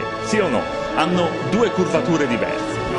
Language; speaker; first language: Italian; native; Italian